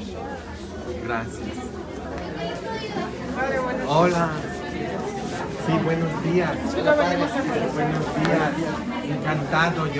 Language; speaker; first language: Spanish; non-native, fluent; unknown